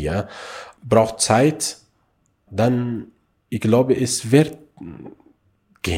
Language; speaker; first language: German; non-native, learner; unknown